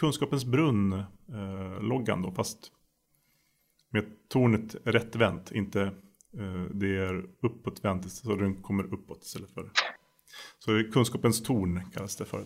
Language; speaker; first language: Swedish; native; Swedish